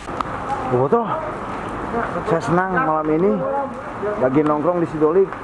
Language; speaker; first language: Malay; non-native, local second language; Sundanese